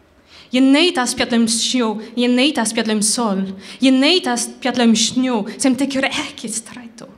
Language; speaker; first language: Icelandic; non-native, learner; French